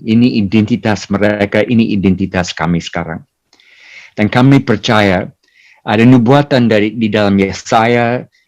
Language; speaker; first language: Indonesian; non-native, fluent; English